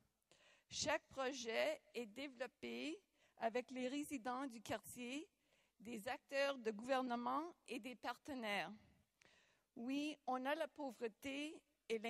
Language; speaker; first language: French; non-native, local second language; English